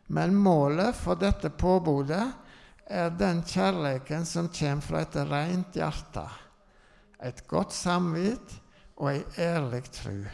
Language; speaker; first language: Norwegian; native; Norwegian